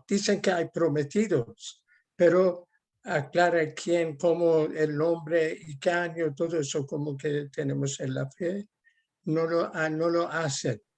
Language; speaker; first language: Spanish; non-native, fluent; Persian